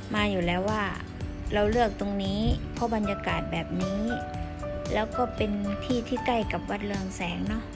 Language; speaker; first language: Thai; native; Thai